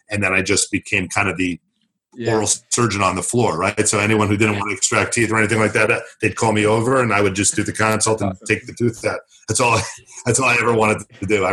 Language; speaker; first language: English; native; English